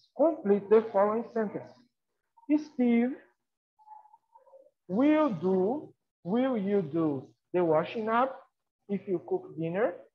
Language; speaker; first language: English; non-native, fluent; Portuguese